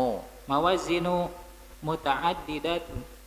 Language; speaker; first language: Arabic; non-native, learner; Indonesian